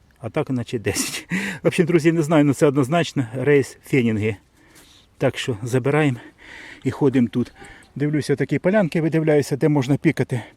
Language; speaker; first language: Ukrainian; non-native, local second language; Russian